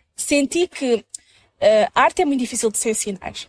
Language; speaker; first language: Portuguese; native; Portuguese